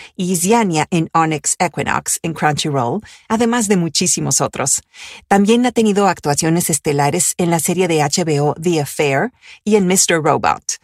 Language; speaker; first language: Spanish; early bilingual, other home language; Italian